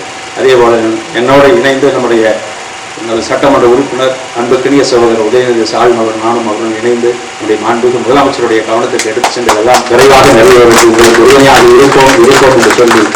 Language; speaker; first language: Tamil; native; Tamil